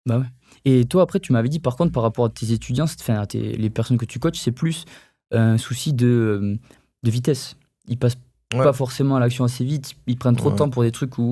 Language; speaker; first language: French; native; French